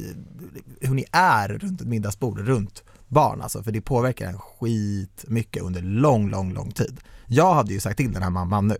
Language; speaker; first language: Swedish; native; Swedish